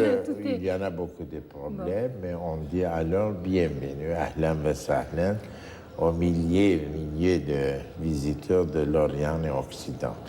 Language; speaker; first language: French; non-native, fluent; Turkish